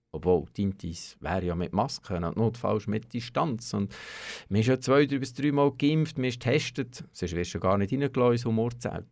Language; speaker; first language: German; native; German